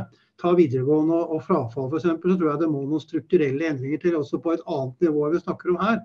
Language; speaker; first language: Norwegian; native; Norwegian